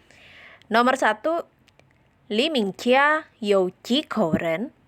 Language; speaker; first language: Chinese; non-native, fluent; Indonesian